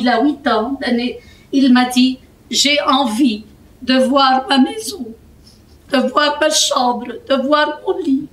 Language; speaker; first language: French; non-native, fluent; Arabic